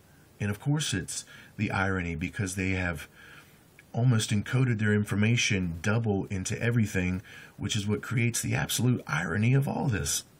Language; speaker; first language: English; native; English